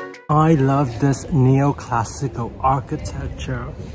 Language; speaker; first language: English; native; English